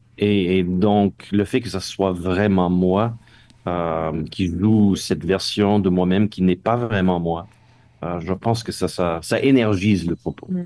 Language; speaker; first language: French; non-native, local second language; English